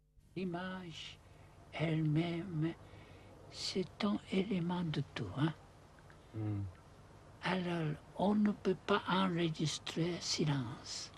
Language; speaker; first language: French; non-native, fluent; Japanese